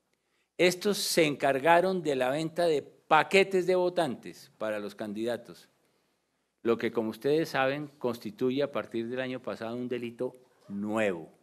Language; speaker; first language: Spanish; native; Spanish